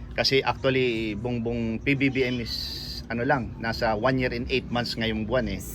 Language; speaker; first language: Filipino; native; Filipino